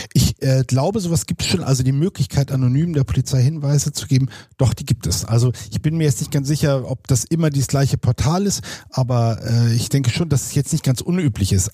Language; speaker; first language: German; native; German